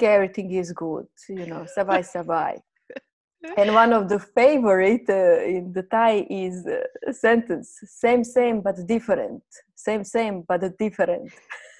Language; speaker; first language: English; non-native, fluent; Croatian